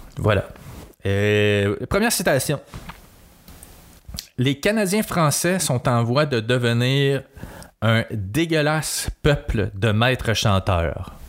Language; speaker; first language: French; native; French